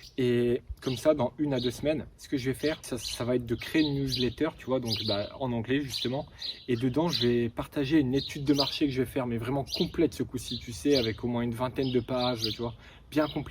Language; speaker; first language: French; native; French